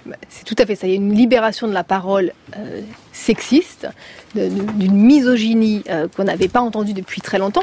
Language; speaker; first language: French; native; French